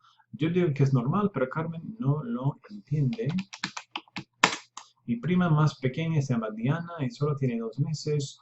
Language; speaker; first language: Spanish; non-native, fluent; English